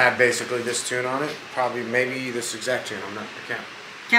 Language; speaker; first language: English; native; English